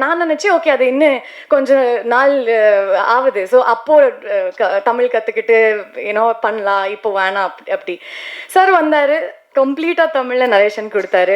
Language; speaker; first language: Tamil; non-native, learner; Kannada